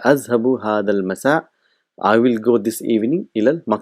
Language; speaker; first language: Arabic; non-native, fluent; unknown